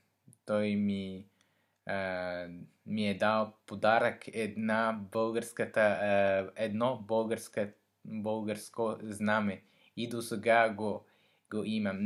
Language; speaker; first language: Bulgarian; non-native, learner; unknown